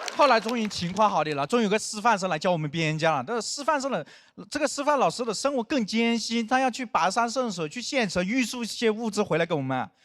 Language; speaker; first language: Chinese; non-native, local second language; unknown